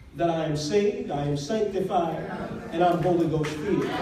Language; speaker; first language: English; native; English